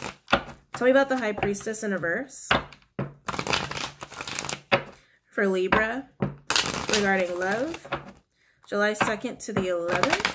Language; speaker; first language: English; native; English